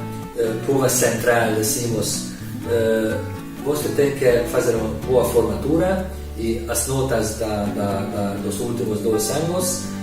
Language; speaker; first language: Portuguese; non-native, fluent; Hungarian